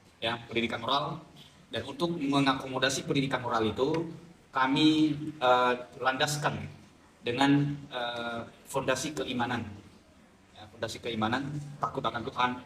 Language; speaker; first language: Indonesian; non-native, local second language; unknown